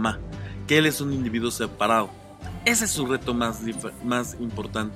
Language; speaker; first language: Spanish; native; Spanish